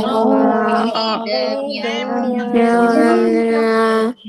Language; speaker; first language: Korean; non-native, learner; Indonesian